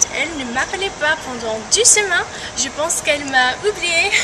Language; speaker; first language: French; non-native, learner; English